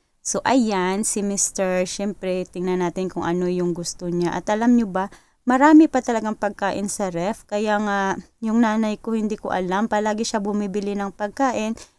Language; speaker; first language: Filipino; non-native, local second language; Cebuano